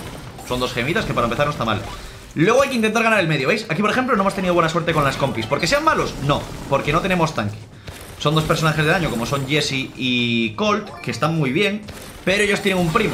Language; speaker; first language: Spanish; native; Spanish